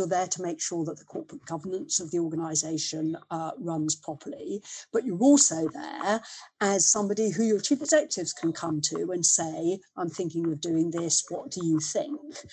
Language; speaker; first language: English; native; English